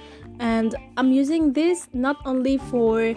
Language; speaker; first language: English; non-native, fluent; Indonesian